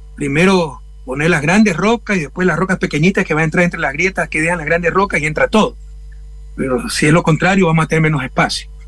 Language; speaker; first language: Spanish; native; Spanish